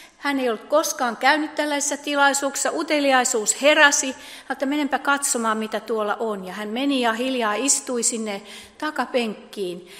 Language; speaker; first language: Finnish; native; Finnish